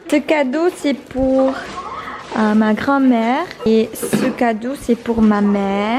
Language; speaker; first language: French; non-native, learner; English